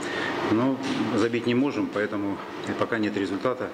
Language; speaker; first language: Russian; native; Russian